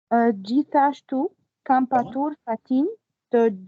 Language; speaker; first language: Albanian; non-native, learner; Arabic